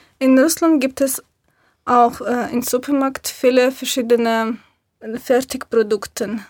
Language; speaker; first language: German; non-native, learner; Russian